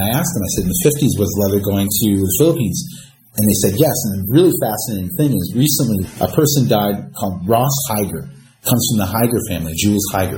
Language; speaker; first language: English; native; English